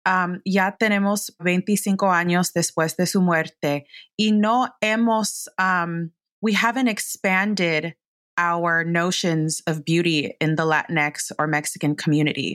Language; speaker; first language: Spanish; early bilingual, heritage; English